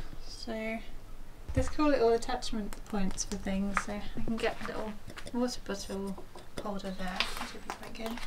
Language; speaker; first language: English; native; English